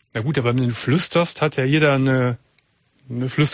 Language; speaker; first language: German; native; German